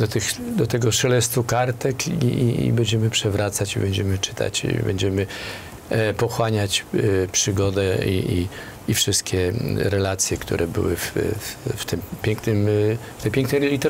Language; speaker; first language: Polish; native; Polish